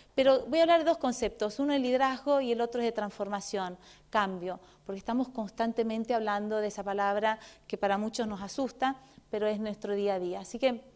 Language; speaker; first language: Spanish; non-native, fluent; Portuguese